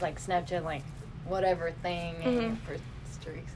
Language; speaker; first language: English; non-native, fluent; Czech